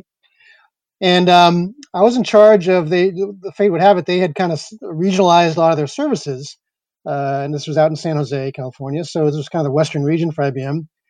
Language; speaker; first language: English; native; English